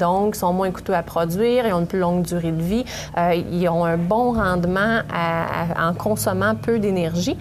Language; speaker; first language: French; native; French